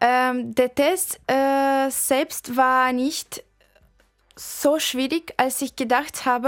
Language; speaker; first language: German; non-native, fluent; Russian